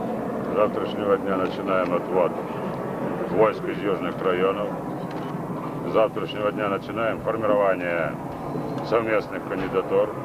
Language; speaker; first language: Russian; native; Russian